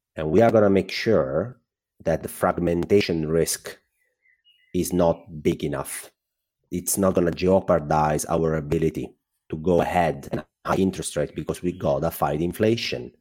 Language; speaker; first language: English; non-native, fluent; Italian